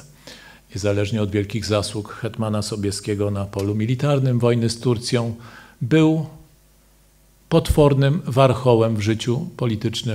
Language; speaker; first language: Polish; native; Polish